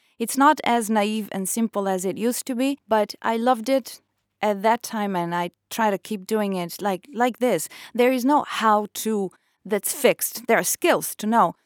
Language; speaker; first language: English; non-native, fluent; Italian